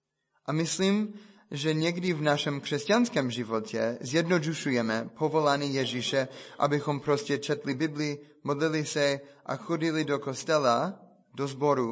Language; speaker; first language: Czech; non-native, fluent; English